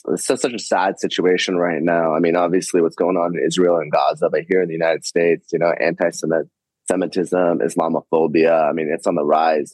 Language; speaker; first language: English; native; English